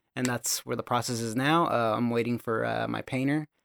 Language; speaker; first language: English; native; English